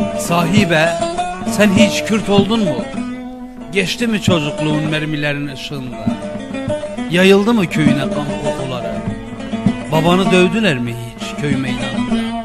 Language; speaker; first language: Turkish; non-native, local second language; Kurdish